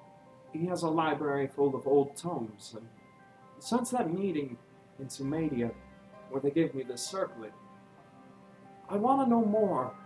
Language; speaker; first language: English; native; English